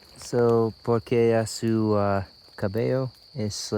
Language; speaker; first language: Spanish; non-native, learner; English